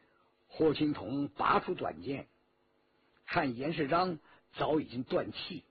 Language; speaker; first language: Chinese; native; Chinese